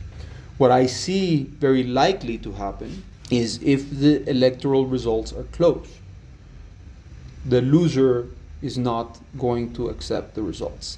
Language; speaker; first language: English; non-native, fluent; Spanish